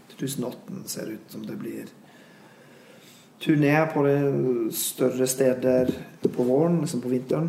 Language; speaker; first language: Norwegian; non-native, fluent; English